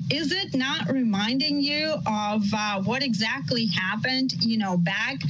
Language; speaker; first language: English; non-native, fluent; Russian